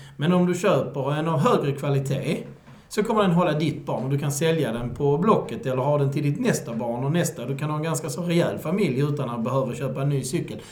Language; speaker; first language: Swedish; native; Swedish